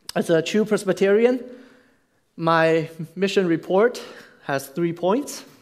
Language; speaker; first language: English; non-native, fluent; Chinese